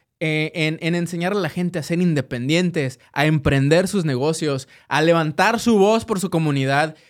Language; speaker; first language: Spanish; native; Spanish